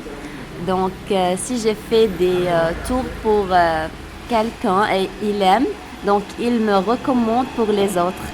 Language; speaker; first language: French; non-native, local second language; Arabic